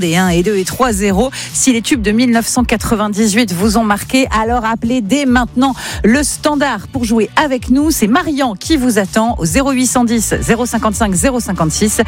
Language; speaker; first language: French; native; French